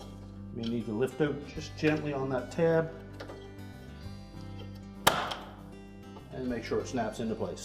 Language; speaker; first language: English; native; English